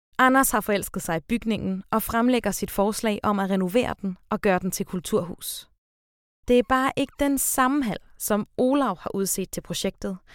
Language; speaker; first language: Danish; native; Danish